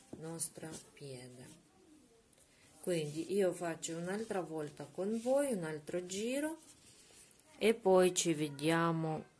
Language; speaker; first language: Italian; non-native, learner; Russian